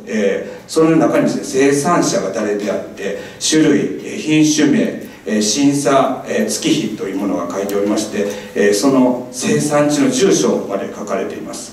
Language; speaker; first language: Japanese; native; Japanese